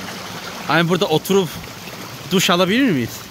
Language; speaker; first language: Turkish; non-native, learner; Chinese